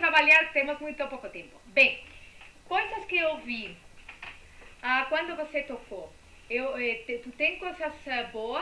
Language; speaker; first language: Portuguese; non-native, fluent; Spanish